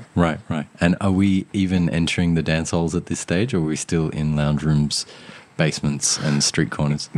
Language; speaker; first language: English; native; English